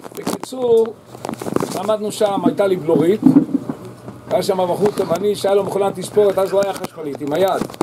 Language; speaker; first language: Hebrew; early bilingual, other home language; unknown